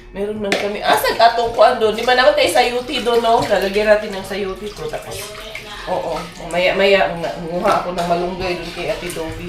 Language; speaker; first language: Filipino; non-native, local second language; Cebuano